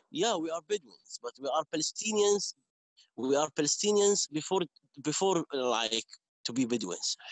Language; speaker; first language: English; non-native, fluent; Arabic